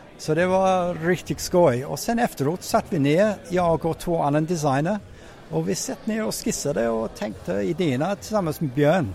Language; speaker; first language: Swedish; non-native, fluent; English